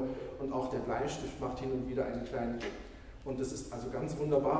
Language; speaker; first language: German; native; German